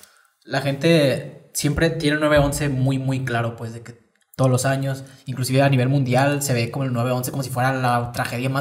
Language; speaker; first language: Spanish; native; Spanish